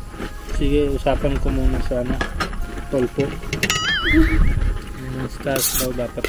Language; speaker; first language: Filipino; non-native, learner; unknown